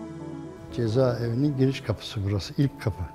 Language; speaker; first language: Turkish; native; Turkish